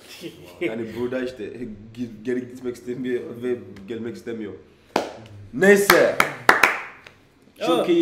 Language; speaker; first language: Turkish; non-native, learner; English